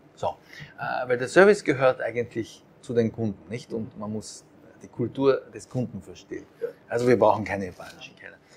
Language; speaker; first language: German; early bilingual, other home language; Japanese